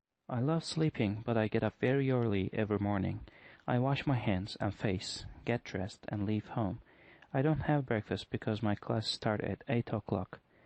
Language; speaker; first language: English; non-native, fluent; Turkish